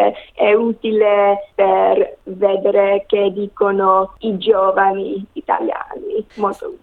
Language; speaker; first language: Italian; non-native, learner; English